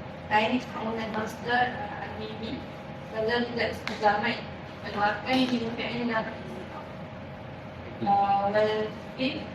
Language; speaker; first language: Arabic; non-native, learner; Malay